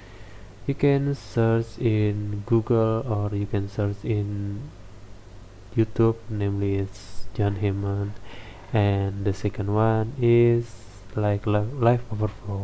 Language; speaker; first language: English; non-native, learner; Indonesian